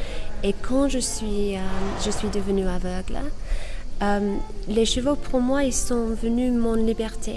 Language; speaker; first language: French; non-native, fluent; English